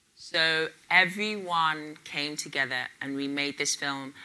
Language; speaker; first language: English; native; English